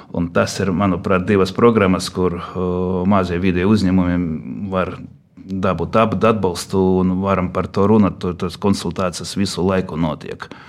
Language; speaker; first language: Latvian; non-native, local second language; Russian